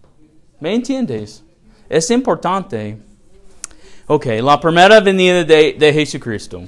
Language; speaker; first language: Spanish; non-native, learner; English